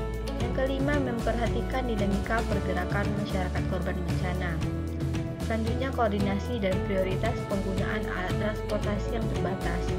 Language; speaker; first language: Indonesian; native; Indonesian